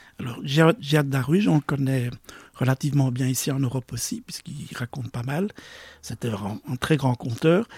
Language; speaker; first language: French; native; French